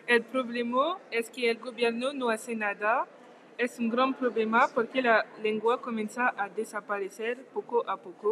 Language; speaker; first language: Spanish; non-native, learner; French